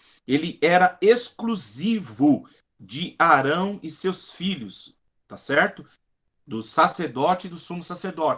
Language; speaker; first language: Portuguese; native; Portuguese